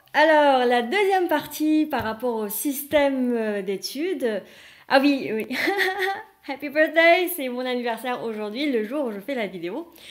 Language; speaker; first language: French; non-native, fluent; Vietnamese